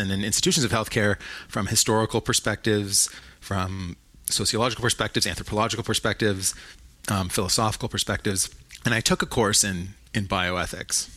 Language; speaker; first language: English; native; English